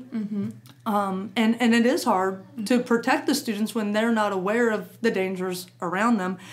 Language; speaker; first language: English; native; English